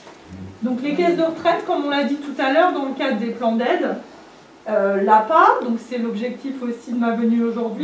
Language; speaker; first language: French; native; French